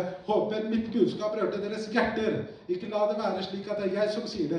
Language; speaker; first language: Norwegian; early bilingual, other home language; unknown